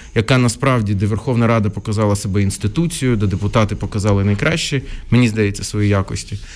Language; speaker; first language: Ukrainian; non-native, local second language; Russian